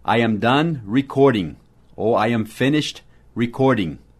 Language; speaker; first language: English; native; English